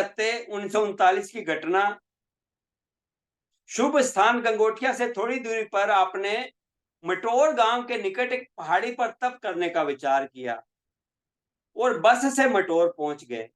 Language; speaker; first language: Hindi; native; Hindi